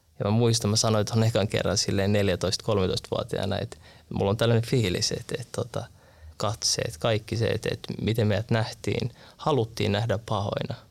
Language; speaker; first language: Finnish; early bilingual, other home language; Arabic